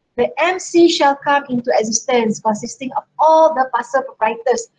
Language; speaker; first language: English; non-native, local second language; Malay